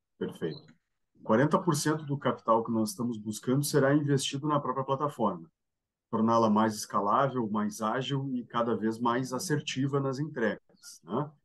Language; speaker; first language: Portuguese; native; Portuguese